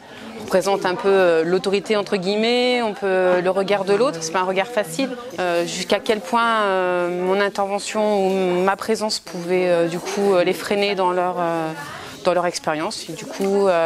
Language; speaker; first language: French; native; French